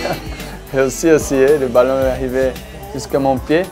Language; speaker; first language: French; non-native, learner; Portuguese